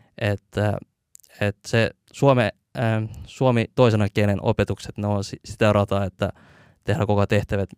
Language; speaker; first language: Finnish; early bilingual, other home language; Vietnamese